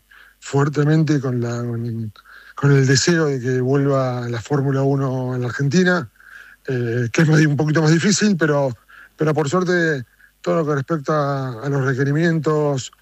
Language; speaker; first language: Spanish; native; Spanish